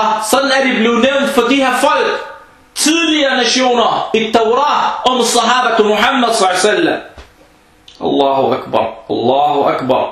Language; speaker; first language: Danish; non-native, fluent; Arabic